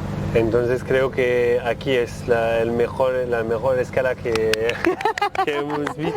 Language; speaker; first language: Spanish; non-native, learner; French